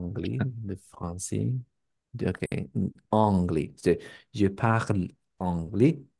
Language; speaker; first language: French; non-native, learner; Spanish